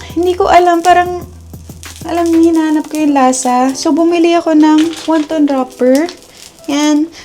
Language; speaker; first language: Filipino; native; Filipino